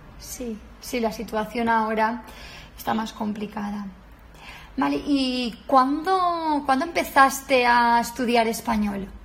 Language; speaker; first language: Spanish; native; Spanish